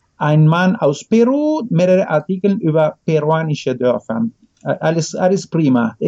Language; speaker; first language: German; non-native, fluent; Spanish